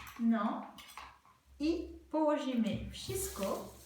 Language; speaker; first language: Polish; non-native, learner; French